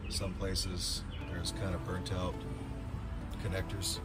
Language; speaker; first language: English; native; English